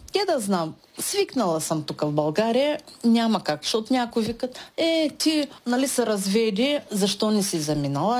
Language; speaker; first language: Bulgarian; non-native, fluent; Russian